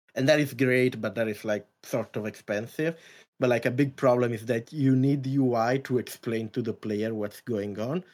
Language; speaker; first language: English; non-native, fluent; Italian